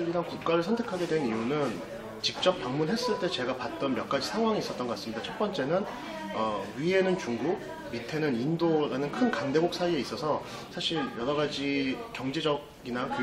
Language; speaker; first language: Korean; native; Korean